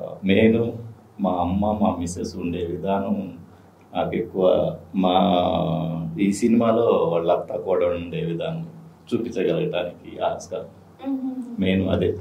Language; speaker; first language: Telugu; native; Telugu